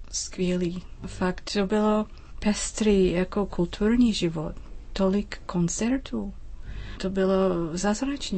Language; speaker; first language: Czech; non-native, learner; English